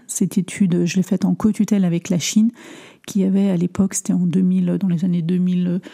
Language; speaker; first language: French; early bilingual, other home language; Armenian